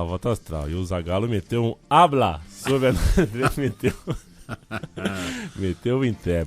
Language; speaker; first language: Portuguese; native; Portuguese